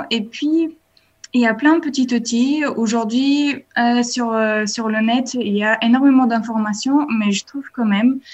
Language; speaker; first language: French; non-native, fluent; Bulgarian